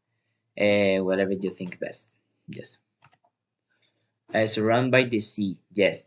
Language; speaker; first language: English; non-native, learner; Spanish